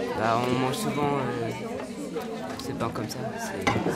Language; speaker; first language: French; non-native, local second language; Mongolian